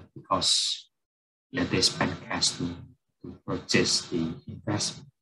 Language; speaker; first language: English; non-native, fluent; Indonesian